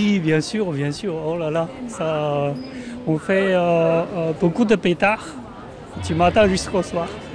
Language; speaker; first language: French; non-native, fluent; Chinese